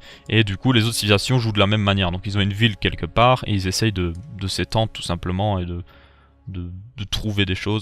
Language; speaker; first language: French; native; French